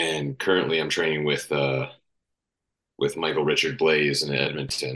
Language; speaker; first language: English; native; English